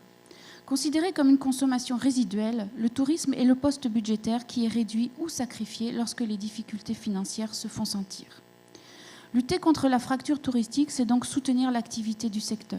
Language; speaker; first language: French; native; French